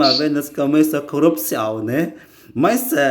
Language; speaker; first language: Portuguese; non-native, learner; Indonesian